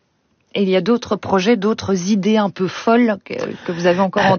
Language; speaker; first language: French; native; French